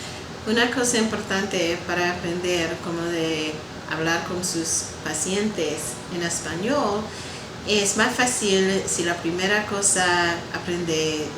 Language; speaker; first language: Spanish; non-native, learner; English